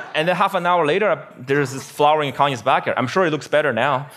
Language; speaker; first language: English; non-native, fluent; Chinese